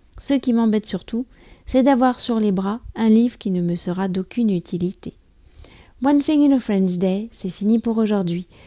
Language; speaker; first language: French; native; French